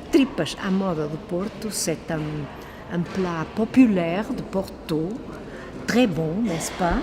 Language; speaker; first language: French; non-native, fluent; Portuguese